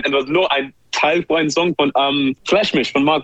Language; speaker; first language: German; non-native, learner; English